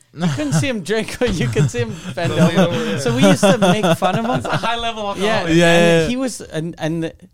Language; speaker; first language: English; native; English